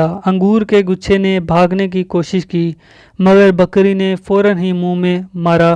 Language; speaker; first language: Urdu; native; Urdu